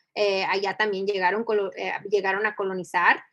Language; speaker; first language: Spanish; early bilingual, heritage; Spanish